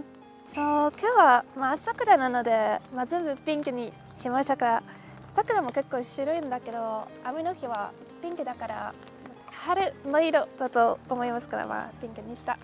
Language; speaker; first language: Japanese; non-native, fluent; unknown